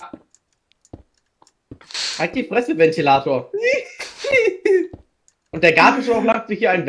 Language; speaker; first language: German; native; German